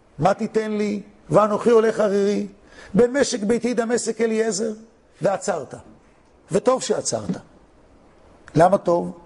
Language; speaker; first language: Hebrew; native; Hebrew